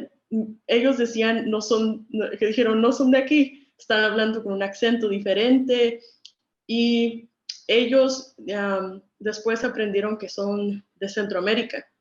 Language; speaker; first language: Spanish; early bilingual, other home language; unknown